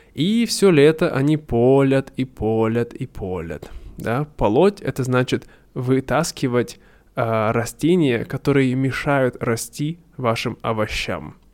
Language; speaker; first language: Russian; native; Russian